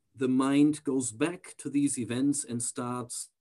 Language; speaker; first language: English; non-native, fluent; German